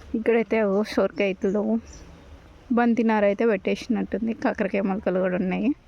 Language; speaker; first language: Telugu; native; Telugu